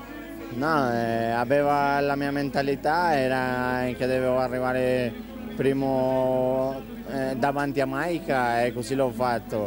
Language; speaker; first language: Italian; non-native, fluent; Spanish